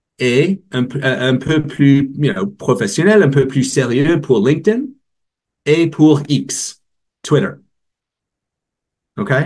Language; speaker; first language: French; non-native, learner; English